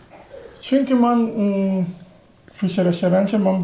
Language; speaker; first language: Turkish; non-native, learner; Spanish